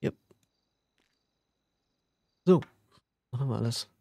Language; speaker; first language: German; native; German